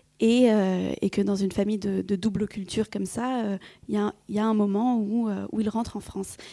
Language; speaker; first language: French; early bilingual, other home language; Vietnamese